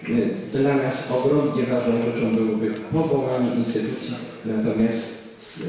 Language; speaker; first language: Polish; native; Polish